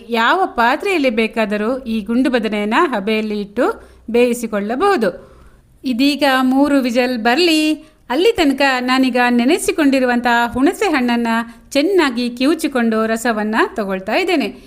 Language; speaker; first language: Kannada; native; Kannada